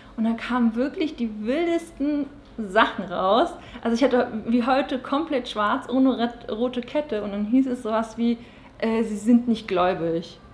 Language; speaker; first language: German; early bilingual, other home language; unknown